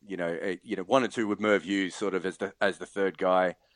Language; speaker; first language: English; native; English